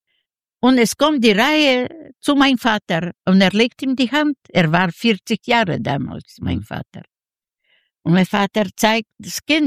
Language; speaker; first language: German; non-native, learner; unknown